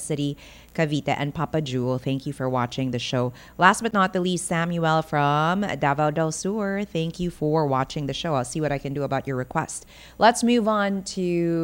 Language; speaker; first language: English; non-native, local second language; Cebuano